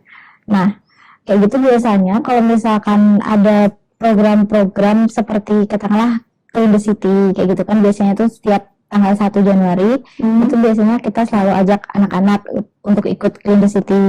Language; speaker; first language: Indonesian; native; Indonesian